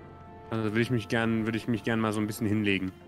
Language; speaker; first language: German; native; German